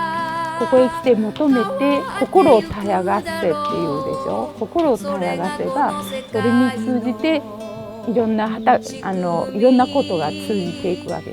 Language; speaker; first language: Japanese; native; Japanese